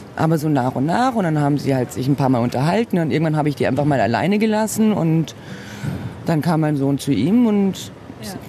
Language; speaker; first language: German; early bilingual, other home language; Portuguese